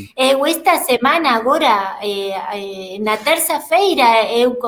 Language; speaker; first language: Portuguese; non-native, learner; Spanish